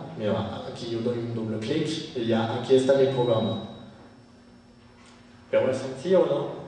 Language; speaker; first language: Spanish; non-native, fluent; French